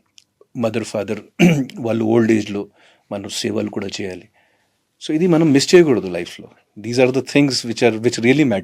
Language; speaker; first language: Telugu; non-native, fluent; Hindi